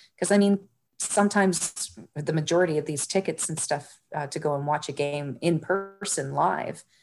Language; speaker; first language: English; native; English